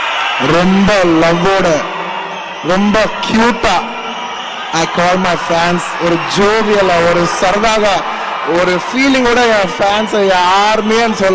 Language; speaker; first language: Tamil; non-native, local second language; Telugu